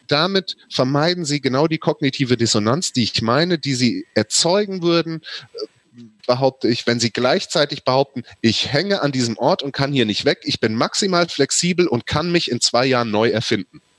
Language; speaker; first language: German; native; German